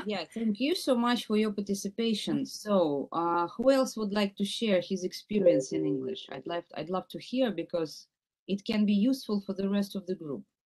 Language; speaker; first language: English; non-native, fluent; Russian